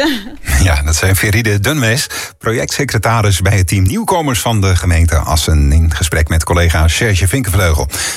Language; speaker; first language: Dutch; native; Dutch